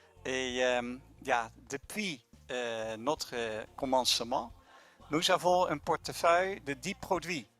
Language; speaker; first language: French; non-native, fluent; German